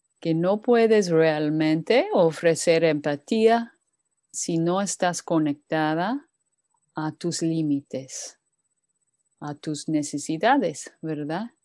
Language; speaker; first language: Spanish; non-native, fluent; English